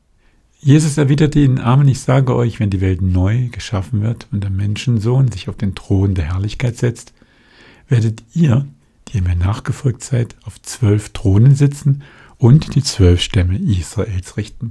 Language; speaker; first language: German; native; German